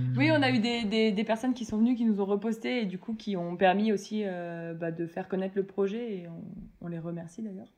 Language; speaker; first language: French; native; French